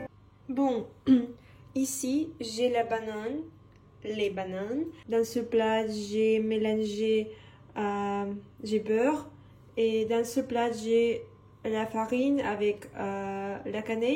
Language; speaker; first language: French; non-native, learner; Russian